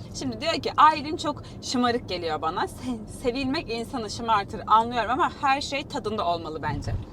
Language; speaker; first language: Turkish; native; Turkish